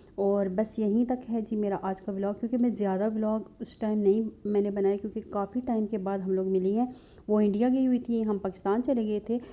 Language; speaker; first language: Urdu; non-native, local second language; Punjabi